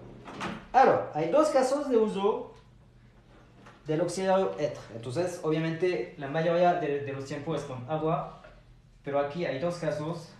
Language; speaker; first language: Spanish; non-native, fluent; French